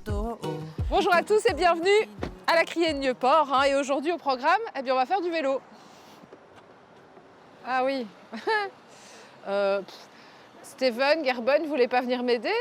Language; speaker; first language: French; native; French